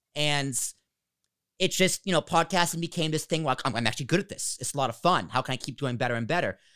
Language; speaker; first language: English; native; English